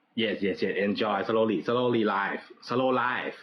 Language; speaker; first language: English; non-native, learner; Thai